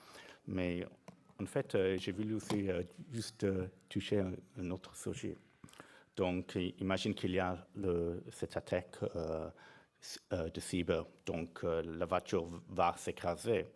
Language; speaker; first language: French; non-native, fluent; English